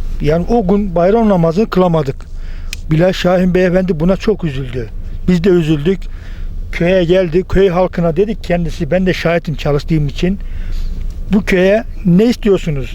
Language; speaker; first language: Turkish; native; Turkish